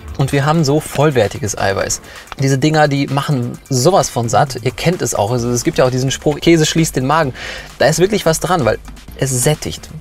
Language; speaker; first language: German; early bilingual, other home language; Polish